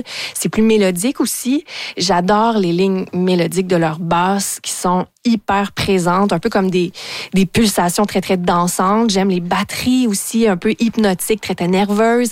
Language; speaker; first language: French; native; French